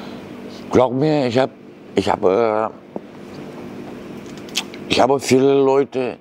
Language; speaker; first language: German; non-native, learner; Romanian